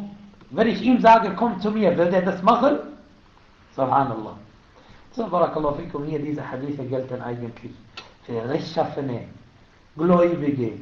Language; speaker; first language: German; non-native, fluent; Arabic